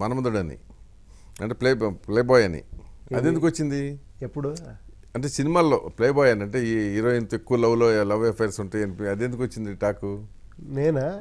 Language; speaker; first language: Telugu; native; Telugu